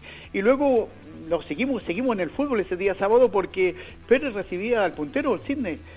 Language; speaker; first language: Spanish; native; Spanish